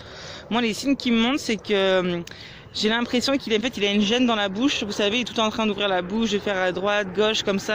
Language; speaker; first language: French; native; French